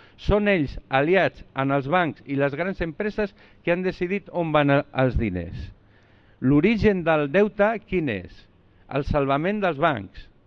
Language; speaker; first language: Catalan; non-native, local second language; Spanish